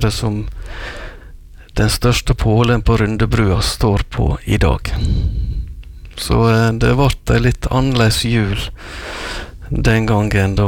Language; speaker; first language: Norwegian; native; Norwegian